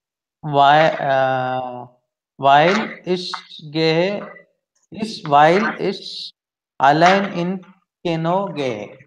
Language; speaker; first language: German; non-native, learner; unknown